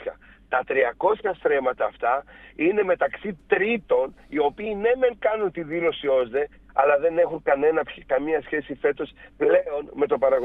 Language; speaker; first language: Greek; native; Greek